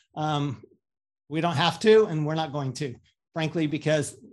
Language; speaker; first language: English; native; English